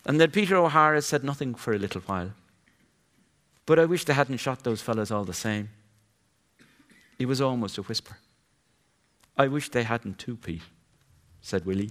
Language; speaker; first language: English; native; English